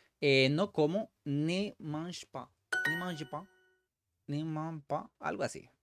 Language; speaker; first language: French; non-native, learner; Spanish